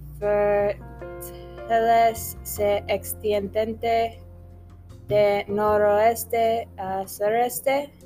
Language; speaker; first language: Spanish; non-native, learner; English